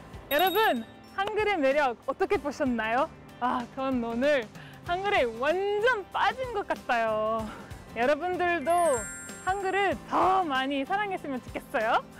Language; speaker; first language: Korean; non-native, fluent; French